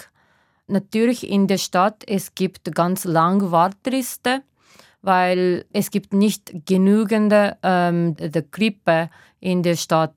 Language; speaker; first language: German; non-native, fluent; Japanese